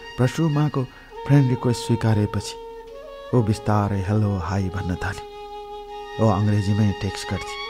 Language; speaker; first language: Nepali; native; Nepali